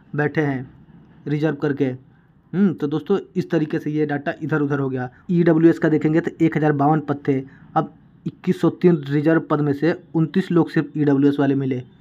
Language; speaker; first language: Hindi; native; Hindi